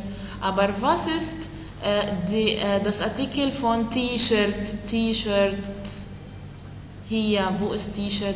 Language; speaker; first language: German; non-native, fluent; Arabic